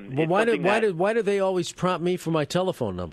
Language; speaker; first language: English; native; English